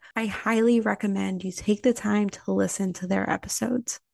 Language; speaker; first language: English; native; English